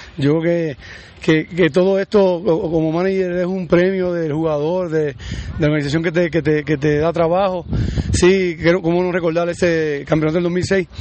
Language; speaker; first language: Spanish; native; Spanish